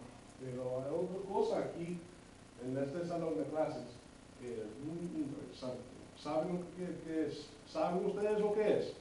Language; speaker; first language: Spanish; non-native, fluent; English